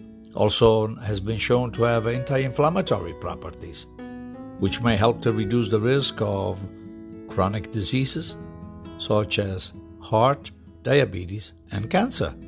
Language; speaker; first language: English; non-native, fluent; Italian